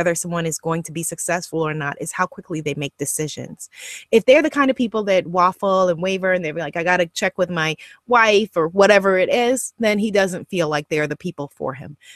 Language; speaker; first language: English; native; English